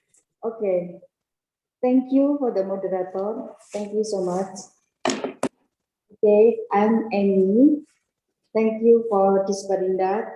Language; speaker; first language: English; non-native, learner; Indonesian